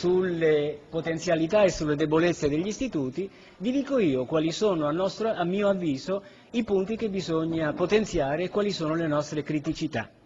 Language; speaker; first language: Italian; native; Italian